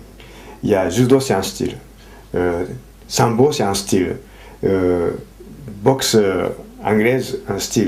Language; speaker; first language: French; non-native, fluent; Japanese